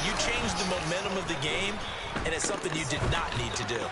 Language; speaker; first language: English; native; English